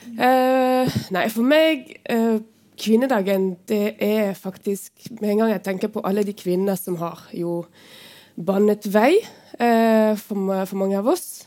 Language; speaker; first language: Norwegian; non-native, fluent; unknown